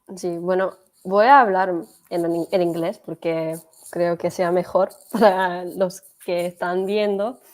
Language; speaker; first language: Spanish; non-native, learner; English